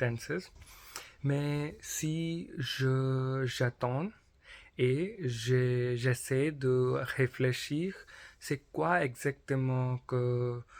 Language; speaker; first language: French; non-native, learner; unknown